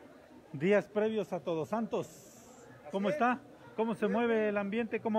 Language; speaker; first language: Spanish; native; Spanish